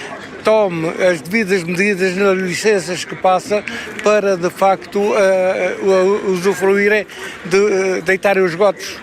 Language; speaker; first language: Portuguese; native; Portuguese